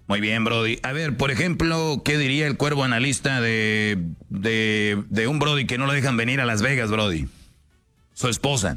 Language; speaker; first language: Spanish; native; Spanish